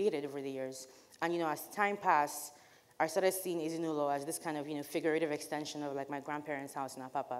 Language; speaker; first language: English; non-native, local second language; Igbo